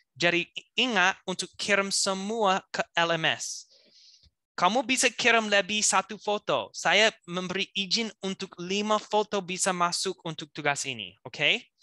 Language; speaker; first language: Indonesian; non-native, fluent; English